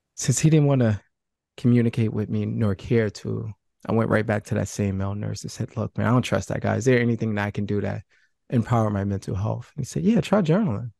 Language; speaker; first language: English; native; English